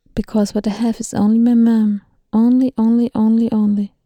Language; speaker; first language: English; non-native, learner; Thai